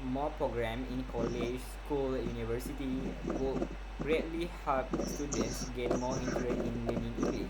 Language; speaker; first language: English; non-native, local second language; Malay